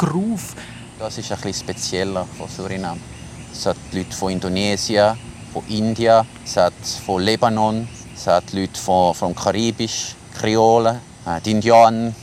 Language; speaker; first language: German; non-native, local second language; Italian